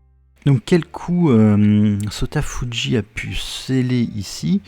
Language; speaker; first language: French; native; French